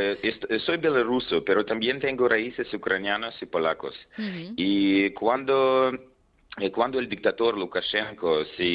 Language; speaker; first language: Spanish; non-native, learner; Belarusian